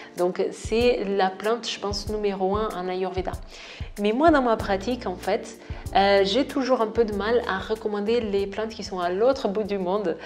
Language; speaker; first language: French; non-native, fluent; Portuguese